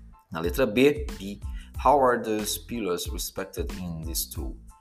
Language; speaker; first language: English; non-native, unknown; Portuguese